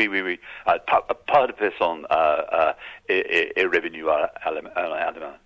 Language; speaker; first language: French; non-native, learner; English